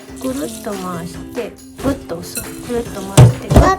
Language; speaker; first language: Japanese; native; Japanese